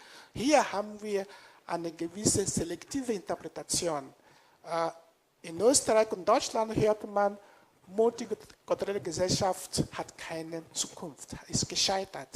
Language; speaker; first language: German; non-native, fluent; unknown